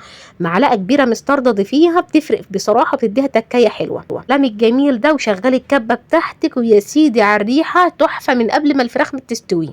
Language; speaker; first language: Arabic; native; Arabic